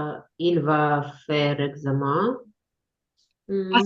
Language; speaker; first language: French; non-native, learner; Ukrainian